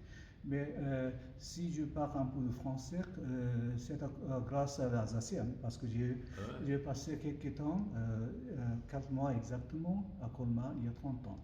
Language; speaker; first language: French; non-native, learner; Japanese